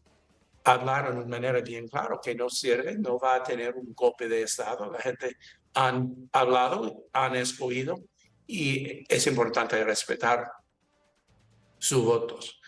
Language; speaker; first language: Spanish; non-native, learner; English